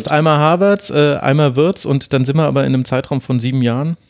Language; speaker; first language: German; native; German